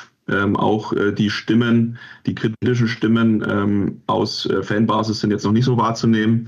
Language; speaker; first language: German; native; German